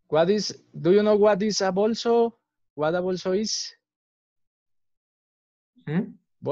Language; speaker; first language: English; non-native, fluent; Spanish